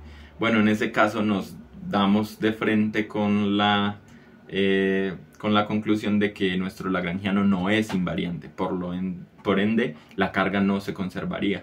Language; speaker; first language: Spanish; native; Spanish